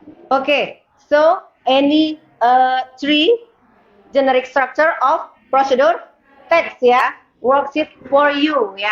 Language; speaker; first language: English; non-native, learner; Indonesian